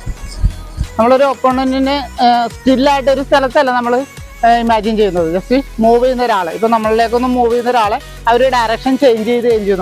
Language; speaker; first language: Malayalam; native; Malayalam